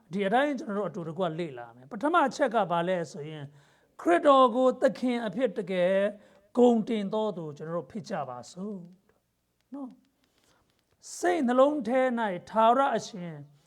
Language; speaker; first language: Burmese; non-native, local second language; Hakha Chin